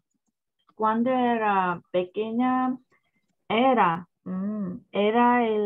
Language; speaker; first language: Spanish; non-native, learner; Korean